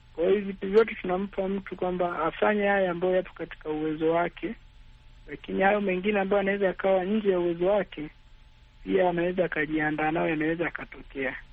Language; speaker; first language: Swahili; native; Swahili